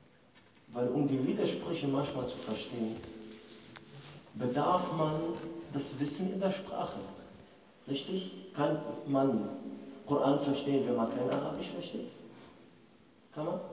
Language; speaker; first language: German; non-native, fluent; Arabic